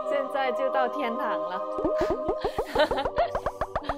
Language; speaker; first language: Chinese; non-native, fluent; Thai